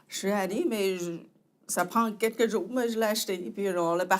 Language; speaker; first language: French; non-native, fluent; Chinese